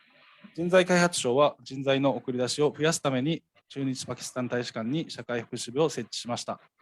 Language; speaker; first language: Japanese; native; Japanese